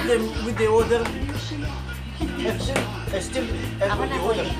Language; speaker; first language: English; non-native, learner; Italian